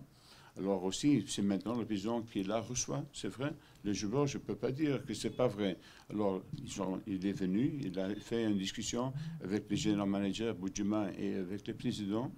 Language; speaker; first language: French; non-native, learner; Dutch